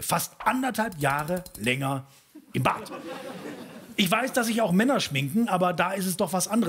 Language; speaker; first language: German; native; German